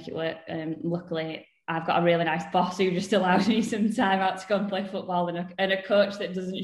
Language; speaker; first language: English; native; English